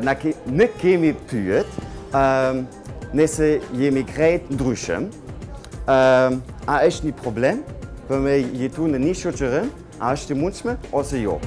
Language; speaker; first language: Albanian; non-native, learner; German